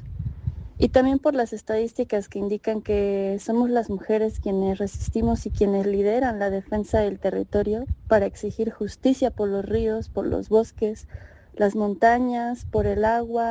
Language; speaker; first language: Spanish; native; Spanish